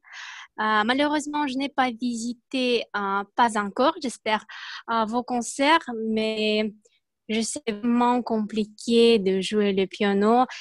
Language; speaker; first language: French; non-native, learner; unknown